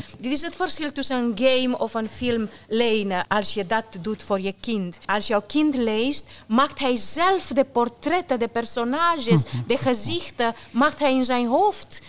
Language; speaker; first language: Dutch; non-native, fluent; Romanian